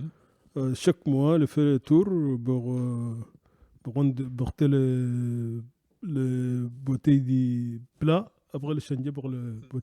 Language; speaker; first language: French; non-native, learner; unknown